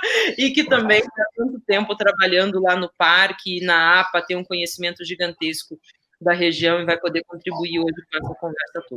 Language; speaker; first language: Portuguese; native; Portuguese